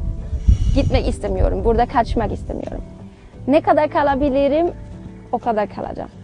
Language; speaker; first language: Turkish; non-native, learner; German